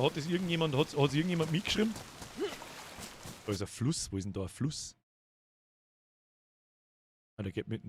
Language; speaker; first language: German; native; German